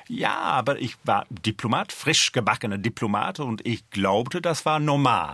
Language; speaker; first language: German; non-native, fluent; English